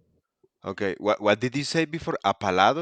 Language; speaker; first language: English; non-native, fluent; Spanish